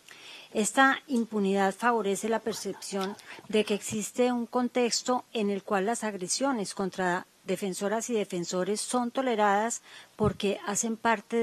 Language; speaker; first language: Spanish; native; Spanish